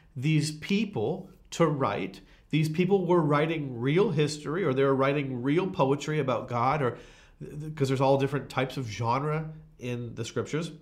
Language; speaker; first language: English; native; English